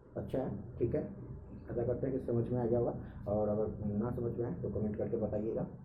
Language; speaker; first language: Hindi; native; Hindi